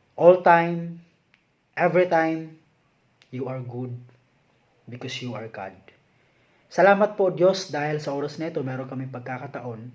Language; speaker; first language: Filipino; non-native, local second language; Cebuano